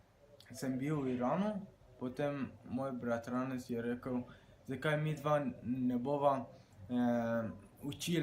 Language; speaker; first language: Slovenian; non-native, learner; Persian